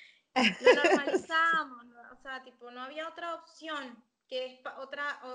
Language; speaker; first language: Spanish; native; Spanish